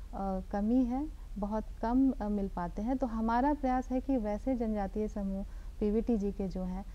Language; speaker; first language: Hindi; native; Hindi